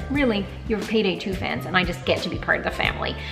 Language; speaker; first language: English; native; English